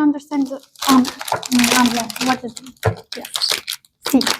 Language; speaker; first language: English; non-native, learner; Turkish